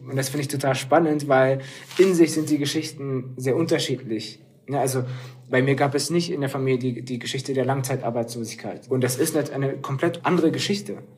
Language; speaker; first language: German; early bilingual, other home language; Turkish